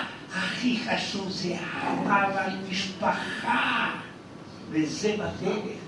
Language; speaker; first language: Hebrew; non-native, fluent; Russian